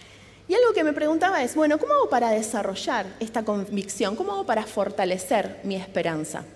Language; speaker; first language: Spanish; native; Spanish